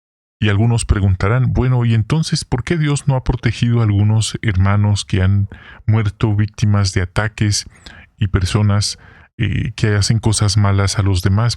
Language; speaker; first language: Spanish; native; Spanish